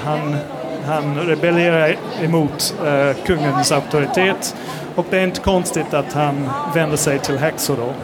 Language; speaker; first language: Swedish; non-native, fluent; English